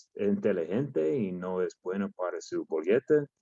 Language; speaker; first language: Spanish; non-native, learner; English